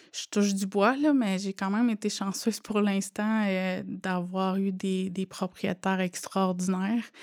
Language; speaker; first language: French; non-native, local second language; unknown